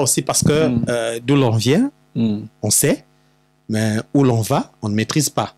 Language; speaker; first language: French; non-native, local second language; Lingala